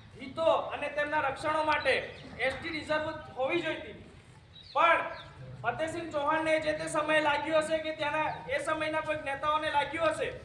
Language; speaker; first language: Gujarati; non-native, local second language; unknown